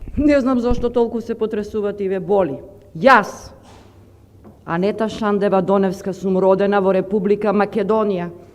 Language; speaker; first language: Macedonian; native; Macedonian